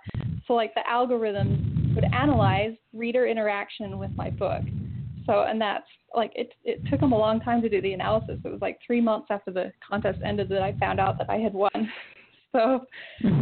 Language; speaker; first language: English; native; English